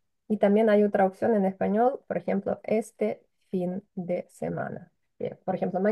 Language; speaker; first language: Spanish; non-native, fluent; Ukrainian